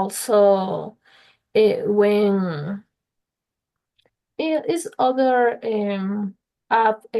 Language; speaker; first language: English; non-native, learner; Spanish